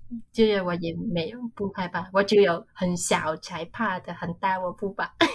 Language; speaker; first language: Chinese; non-native, learner; Vietnamese